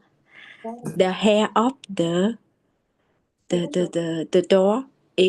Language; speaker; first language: English; non-native, learner; Japanese